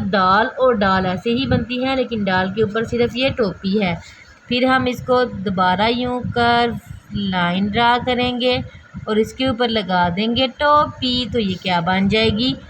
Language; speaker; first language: Urdu; non-native, local second language; Punjabi